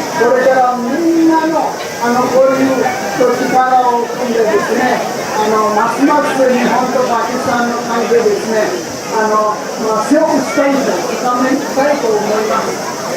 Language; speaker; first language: Japanese; non-native, fluent; Urdu